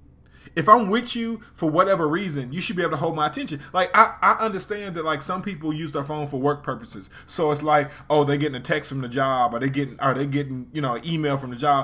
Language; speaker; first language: English; native; English